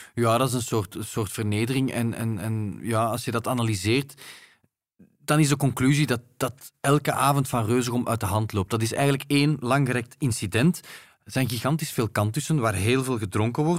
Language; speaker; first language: Dutch; native; Dutch